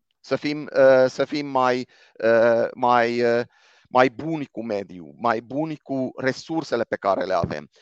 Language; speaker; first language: Romanian; non-native, local second language; Hungarian